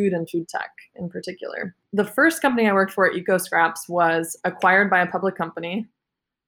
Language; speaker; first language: English; native; English